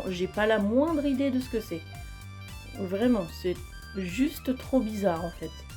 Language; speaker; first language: French; native; French